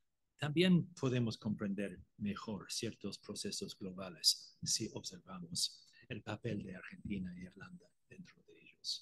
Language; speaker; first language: Spanish; non-native, fluent; Irish